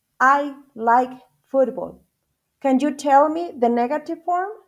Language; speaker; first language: English; non-native, fluent; Spanish